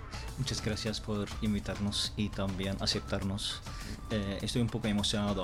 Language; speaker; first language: Spanish; non-native, learner; Turkish